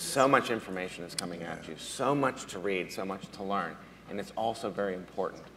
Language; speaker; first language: English; native; English